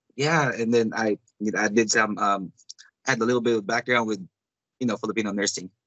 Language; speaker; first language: English; non-native, local second language; Cebuano